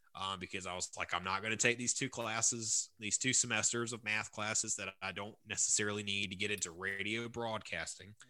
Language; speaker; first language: English; native; English